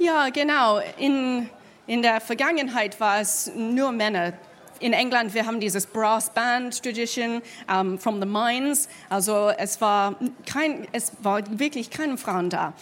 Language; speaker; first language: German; non-native, fluent; English